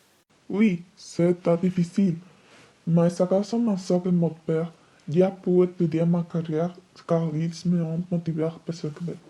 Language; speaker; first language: French; non-native, learner; Spanish